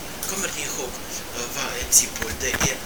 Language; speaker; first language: Swedish; non-native, fluent; Russian